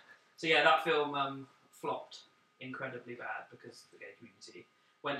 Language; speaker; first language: English; native; English